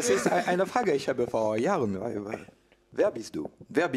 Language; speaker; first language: German; non-native, learner; French